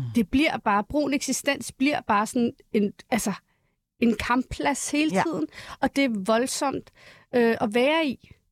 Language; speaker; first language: Danish; early bilingual, other home language; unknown